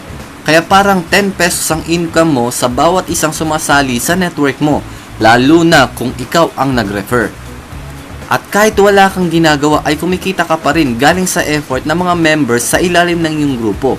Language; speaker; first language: Filipino; native; Filipino